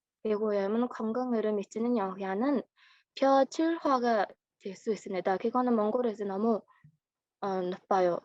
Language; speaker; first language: Korean; non-native, learner; Mongolian